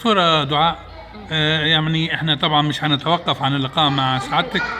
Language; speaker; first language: Arabic; native; Arabic